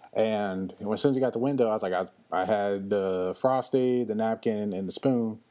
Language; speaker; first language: English; native; English